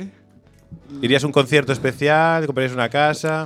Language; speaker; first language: Spanish; native; Spanish